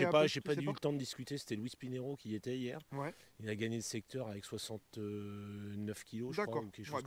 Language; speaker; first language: French; native; French